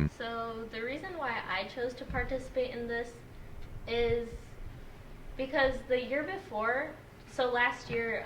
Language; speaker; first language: English; early bilingual, other home language; Urdu